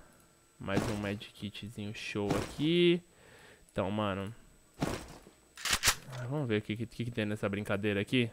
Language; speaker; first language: Portuguese; native; Portuguese